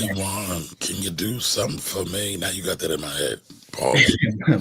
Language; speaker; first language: English; native; English